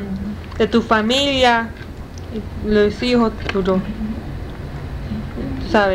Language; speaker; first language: Spanish; early bilingual, heritage; Spanish